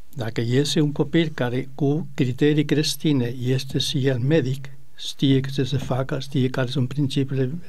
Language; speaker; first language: Romanian; non-native, fluent; Spanish